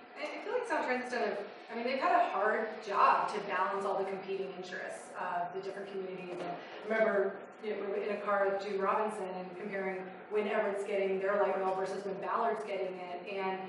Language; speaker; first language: English; native; English